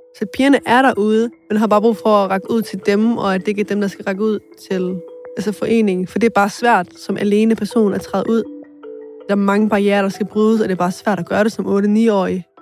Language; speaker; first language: Danish; early bilingual, other home language; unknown